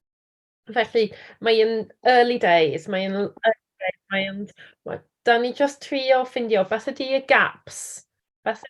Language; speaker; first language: Welsh; non-native, learner; English